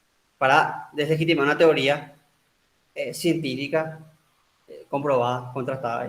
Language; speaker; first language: Spanish; native; Spanish